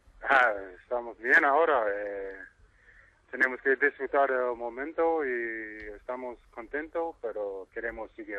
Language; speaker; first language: Spanish; non-native, fluent; English